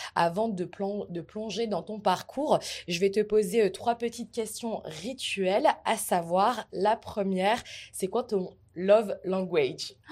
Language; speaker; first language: French; native; French